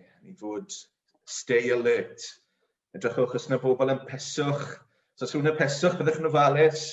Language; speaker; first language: Welsh; native; Welsh